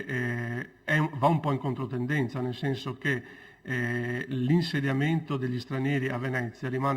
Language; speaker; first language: Italian; native; Italian